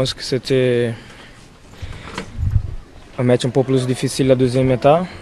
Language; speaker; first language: French; non-native, fluent; Portuguese